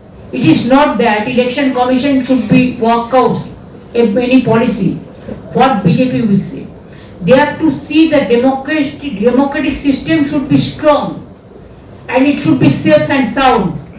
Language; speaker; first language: English; non-native, local second language; Bangla